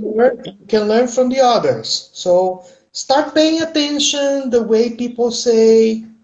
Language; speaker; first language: English; non-native, fluent; Portuguese